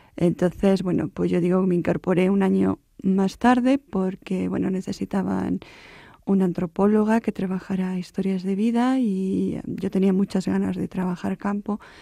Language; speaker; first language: Spanish; native; Spanish